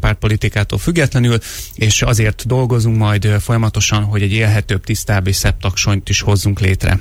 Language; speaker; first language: Hungarian; native; Hungarian